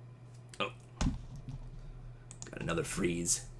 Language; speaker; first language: English; native; English